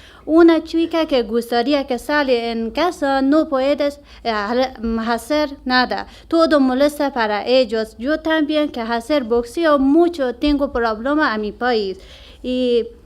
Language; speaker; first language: Spanish; non-native, learner; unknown